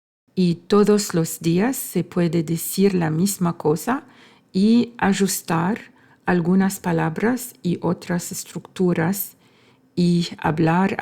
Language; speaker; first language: Spanish; non-native, fluent; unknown